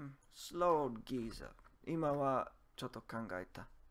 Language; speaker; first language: Japanese; non-native, learner; English